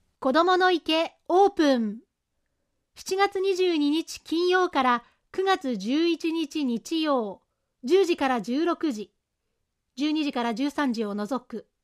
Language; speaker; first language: Japanese; native; Japanese